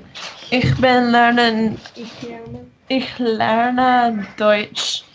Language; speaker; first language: German; non-native, learner; English